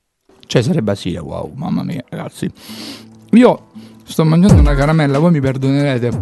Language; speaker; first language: Italian; native; Italian